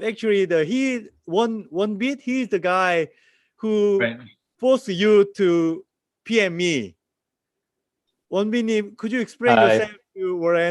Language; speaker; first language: English; non-native, learner; Korean